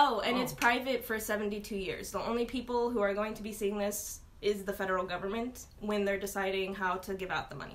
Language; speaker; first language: English; early bilingual, other home language; Arabic